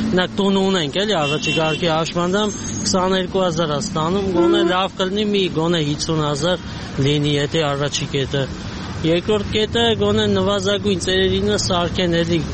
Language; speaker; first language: Armenian; native; Armenian